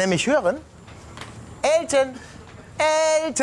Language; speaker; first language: German; native; German